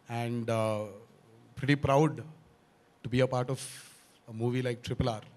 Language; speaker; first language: English; non-native, local second language; Telugu